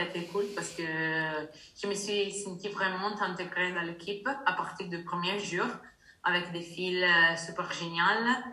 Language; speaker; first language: French; non-native, learner; Italian